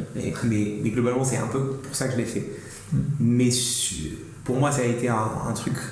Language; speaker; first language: French; native; French